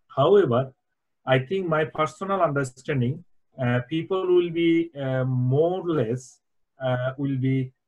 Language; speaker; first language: English; non-native, local second language; Bangla